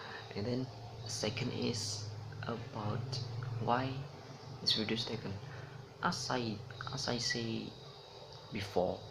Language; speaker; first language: English; non-native, learner; Indonesian